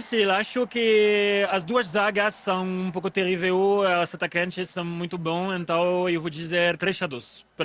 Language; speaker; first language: Portuguese; non-native, fluent; French